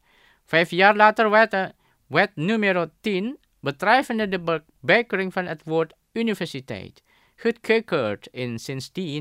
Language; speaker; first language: Dutch; non-native, fluent; Indonesian